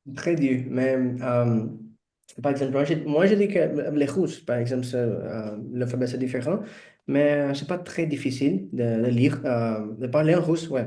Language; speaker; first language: French; non-native, learner; Portuguese